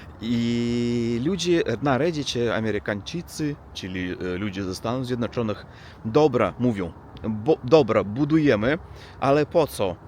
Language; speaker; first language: Polish; non-native, learner; Russian